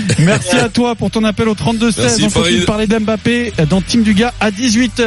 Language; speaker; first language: French; native; French